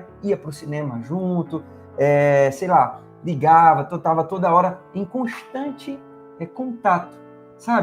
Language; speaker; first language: Portuguese; native; Portuguese